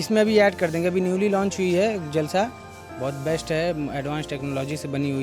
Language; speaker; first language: Hindi; native; Hindi